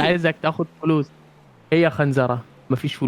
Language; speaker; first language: Arabic; native; Arabic